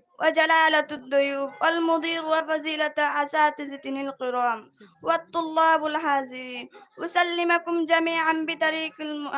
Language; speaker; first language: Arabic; non-native, learner; Bangla